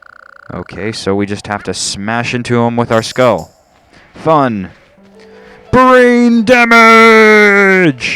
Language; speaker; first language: English; native; English